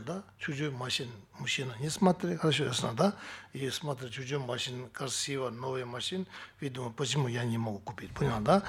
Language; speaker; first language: Russian; non-native, learner; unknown